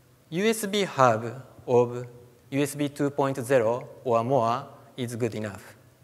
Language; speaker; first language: English; non-native, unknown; Japanese